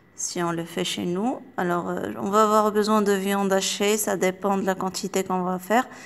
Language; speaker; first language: French; non-native, local second language; Arabic